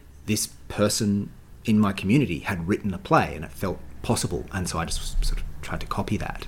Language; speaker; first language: English; native; English